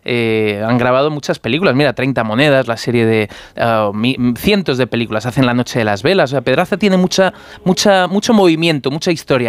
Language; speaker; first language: Spanish; native; Spanish